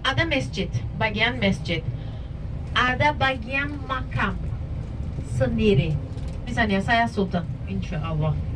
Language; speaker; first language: Indonesian; non-native, fluent; Turkish